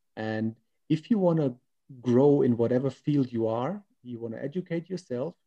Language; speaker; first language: English; non-native, fluent; German